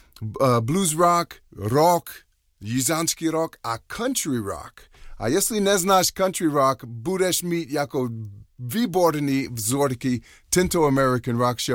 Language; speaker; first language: Czech; non-native, learner; English